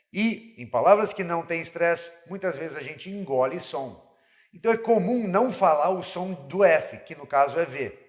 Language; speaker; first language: Portuguese; non-native, fluent; English